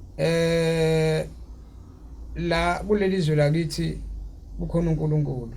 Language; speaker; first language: Zulu; native; Zulu